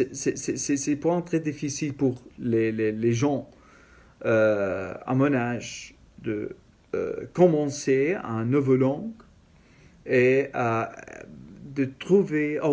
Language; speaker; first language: French; non-native, learner; Arabic